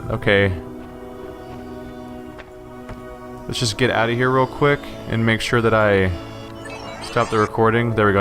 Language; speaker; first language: English; native; English